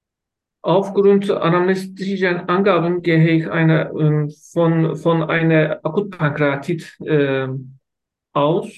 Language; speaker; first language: German; non-native, learner; Turkish